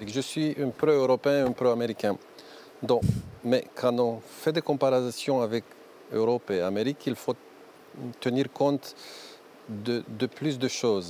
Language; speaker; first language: French; non-native, fluent; Romanian